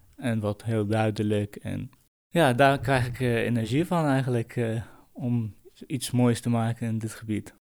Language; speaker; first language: Dutch; non-native, fluent; Kurdish